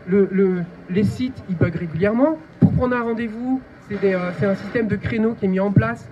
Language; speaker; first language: French; native; French